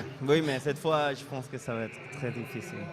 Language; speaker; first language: French; non-native, fluent; Spanish